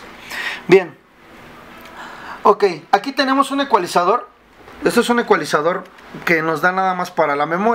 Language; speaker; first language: Spanish; native; Spanish